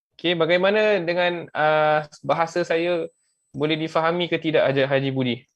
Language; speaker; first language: Malay; native; Malay